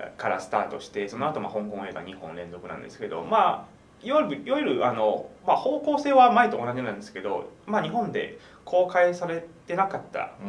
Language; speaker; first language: Japanese; non-native, fluent; Chinese